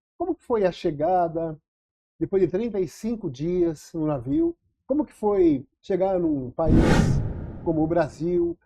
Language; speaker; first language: Portuguese; native; Portuguese